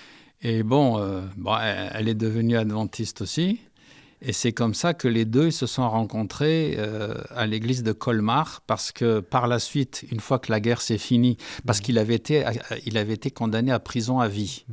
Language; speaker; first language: French; early bilingual, heritage; French